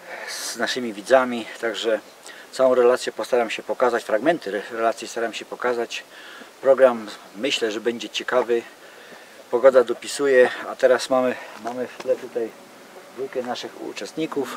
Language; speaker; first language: Polish; native; Polish